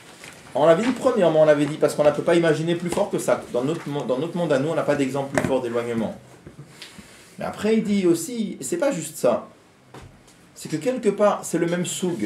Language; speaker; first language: French; native; French